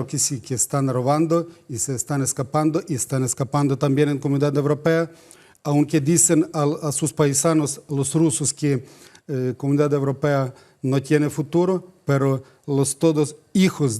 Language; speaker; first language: Spanish; non-native, fluent; Ukrainian